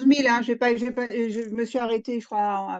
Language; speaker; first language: French; native; French